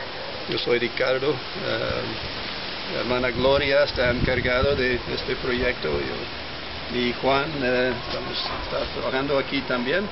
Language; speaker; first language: Spanish; non-native, fluent; English